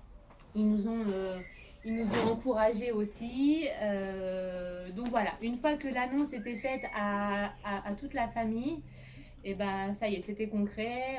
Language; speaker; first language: French; native; French